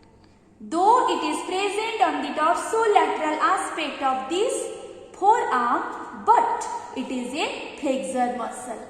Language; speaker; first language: English; non-native, local second language; Hindi